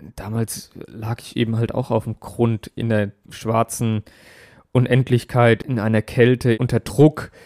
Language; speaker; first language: German; native; German